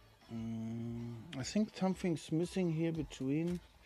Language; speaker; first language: English; non-native, fluent; German